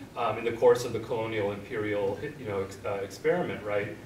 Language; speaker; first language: English; native; English